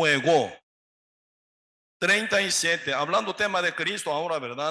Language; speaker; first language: Spanish; non-native, learner; Korean